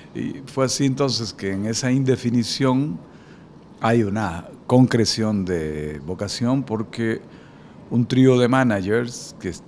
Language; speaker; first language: Spanish; native; Spanish